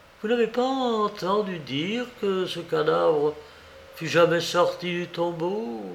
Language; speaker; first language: French; native; French